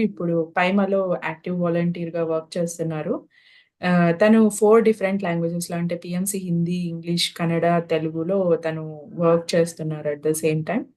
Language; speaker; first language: Telugu; native; Telugu